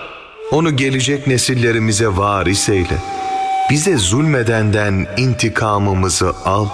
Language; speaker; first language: Turkish; native; Turkish